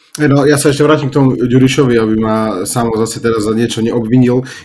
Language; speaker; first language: Slovak; native; Slovak